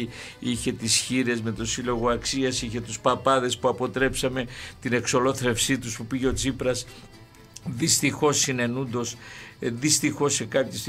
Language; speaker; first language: Greek; native; Greek